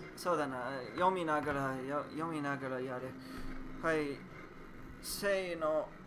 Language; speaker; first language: Japanese; non-native, learner; English